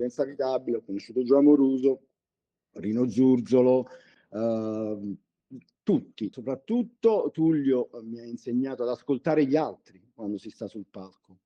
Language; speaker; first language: Italian; native; Italian